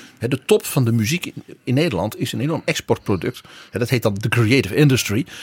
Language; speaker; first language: Dutch; native; Dutch